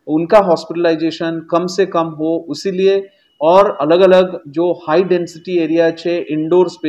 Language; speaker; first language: Hindi; non-native, local second language; Gujarati